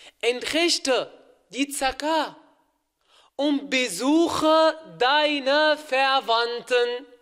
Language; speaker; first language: German; non-native, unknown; Arabic